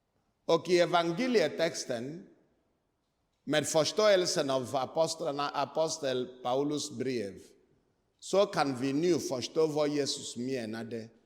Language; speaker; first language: Swedish; non-native, fluent; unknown